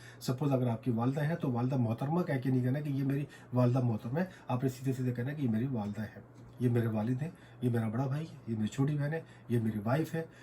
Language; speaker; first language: Urdu; native; Urdu